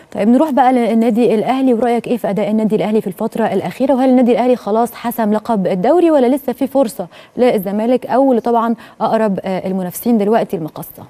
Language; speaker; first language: Arabic; native; Arabic